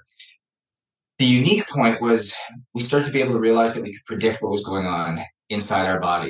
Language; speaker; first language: English; native; English